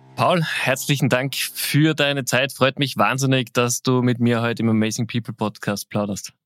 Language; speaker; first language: German; native; German